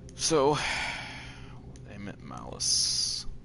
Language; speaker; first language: English; native; English